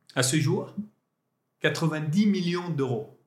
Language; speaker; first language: French; non-native, local second language; Arabic